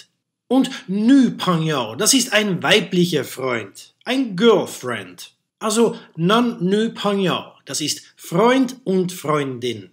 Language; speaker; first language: German; non-native, fluent; Dutch